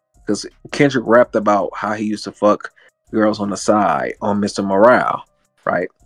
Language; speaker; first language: English; native; English